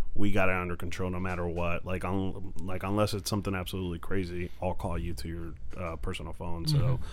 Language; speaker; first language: English; non-native, fluent; Spanish